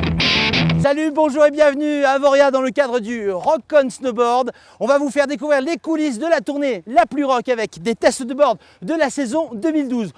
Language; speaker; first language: French; native; French